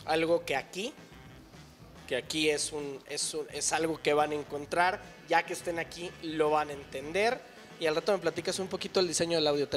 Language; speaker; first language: Spanish; native; Spanish